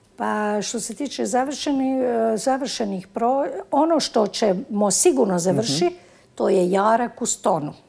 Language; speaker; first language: Croatian; native; Croatian